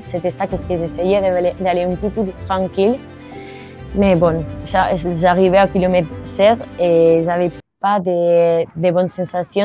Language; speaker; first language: French; non-native, learner; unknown